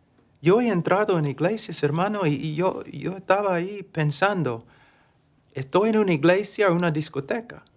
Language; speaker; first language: Spanish; non-native, fluent; English